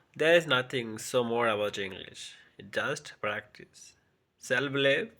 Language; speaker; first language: English; non-native, local second language; Bangla